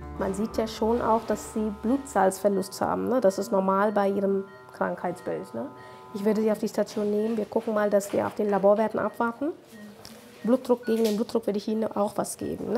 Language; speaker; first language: German; non-native, fluent; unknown